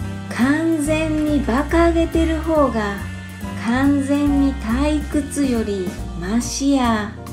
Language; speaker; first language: Japanese; native; Japanese